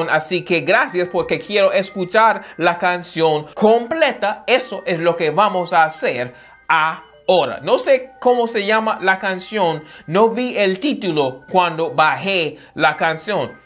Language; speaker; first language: Spanish; non-native, fluent; English